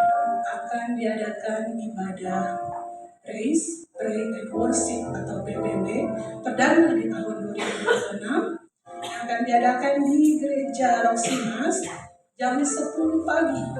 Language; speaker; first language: Indonesian; native; Indonesian